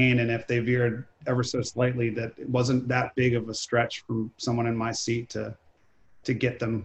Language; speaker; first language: English; native; English